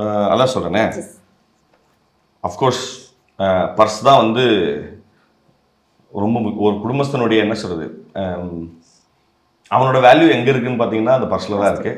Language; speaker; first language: Tamil; native; Tamil